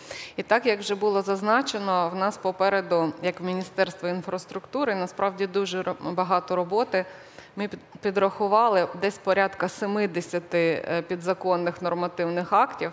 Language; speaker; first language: Ukrainian; native; Ukrainian